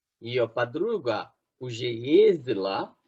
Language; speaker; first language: Russian; non-native, fluent; Turkish